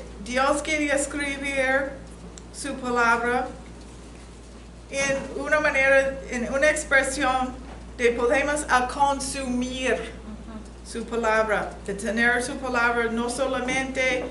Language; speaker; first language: Spanish; non-native, fluent; English